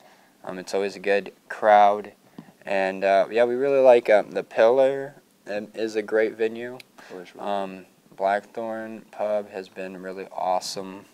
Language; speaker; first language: English; native; English